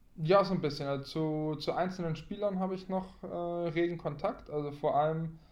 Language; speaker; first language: German; native; German